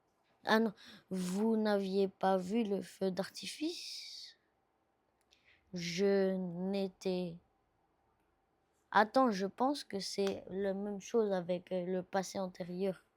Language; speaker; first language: French; non-native, learner; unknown